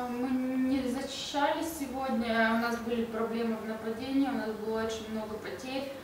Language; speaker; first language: Russian; native; Russian